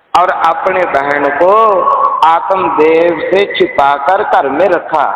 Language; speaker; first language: Hindi; non-native, local second language; Punjabi